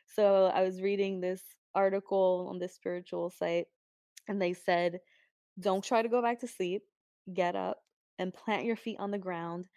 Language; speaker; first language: English; native; English